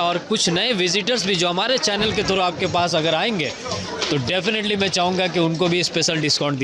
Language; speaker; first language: Hindi; native; Hindi